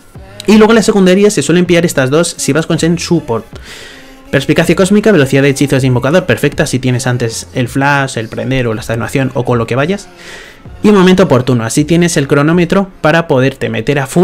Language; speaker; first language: Spanish; native; Spanish